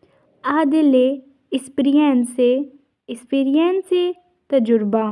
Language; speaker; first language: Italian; non-native, fluent; Urdu